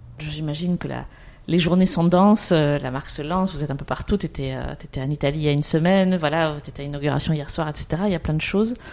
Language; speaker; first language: French; native; French